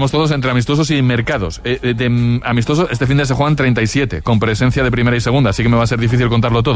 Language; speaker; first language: Spanish; native; Spanish